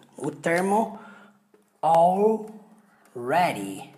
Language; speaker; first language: English; non-native, fluent; Portuguese